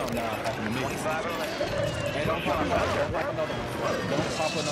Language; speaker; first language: English; native; English